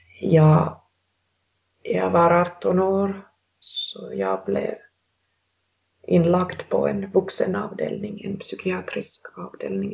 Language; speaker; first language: Swedish; non-native, local second language; Finnish